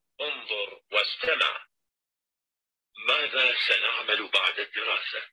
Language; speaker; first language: Arabic; non-native, learner; Indonesian